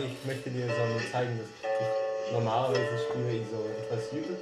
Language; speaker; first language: German; non-native, learner; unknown